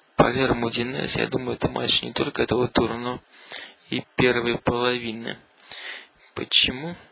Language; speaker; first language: Russian; native; Russian